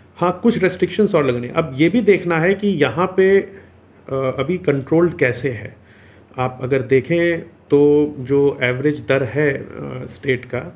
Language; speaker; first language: Hindi; native; Hindi